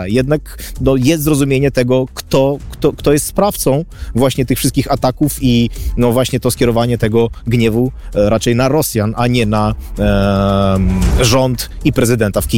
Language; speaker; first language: Polish; non-native, fluent; Ukrainian